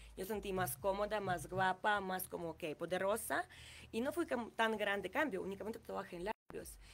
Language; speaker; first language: Spanish; non-native, learner; Ukrainian